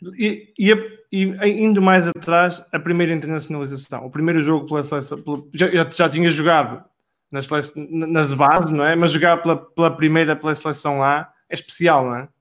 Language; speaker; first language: Portuguese; native; Portuguese